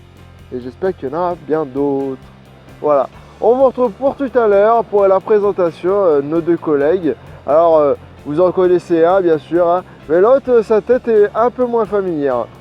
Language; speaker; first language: French; native; French